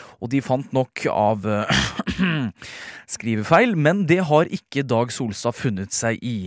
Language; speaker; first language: Norwegian; native; Norwegian